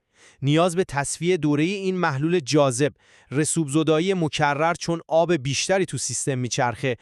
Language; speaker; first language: Persian; native; Persian